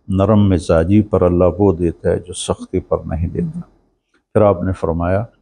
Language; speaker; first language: Urdu; native; Urdu